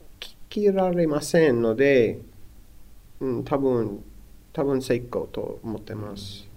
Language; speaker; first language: Japanese; non-native, learner; English